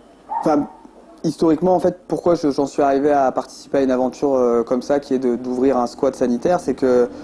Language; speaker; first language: French; native; French